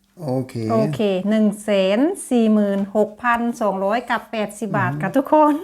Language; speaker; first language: Thai; native; Thai